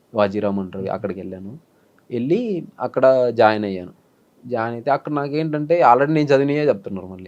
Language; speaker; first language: Telugu; native; Telugu